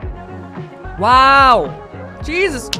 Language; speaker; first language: English; native; English